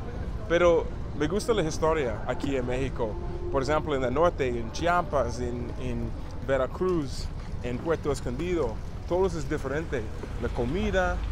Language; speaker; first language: Spanish; non-native, learner; English